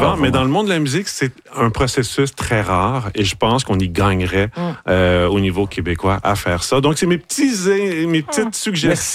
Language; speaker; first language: French; native; French